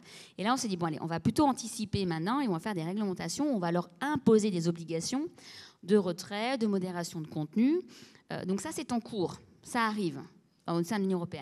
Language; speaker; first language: French; native; French